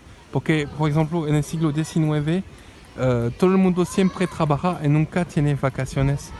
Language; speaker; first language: Spanish; non-native, fluent; French